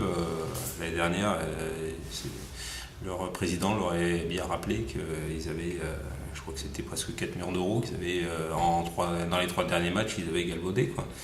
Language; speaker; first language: French; native; French